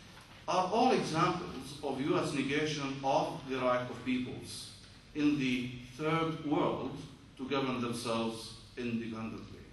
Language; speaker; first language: English; non-native, fluent; Arabic